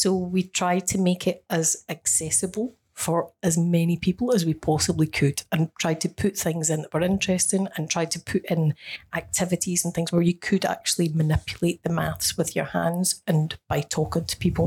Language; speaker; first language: English; native; English